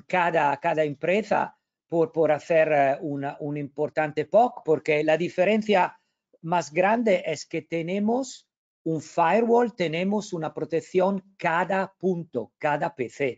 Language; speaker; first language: Spanish; non-native, learner; Italian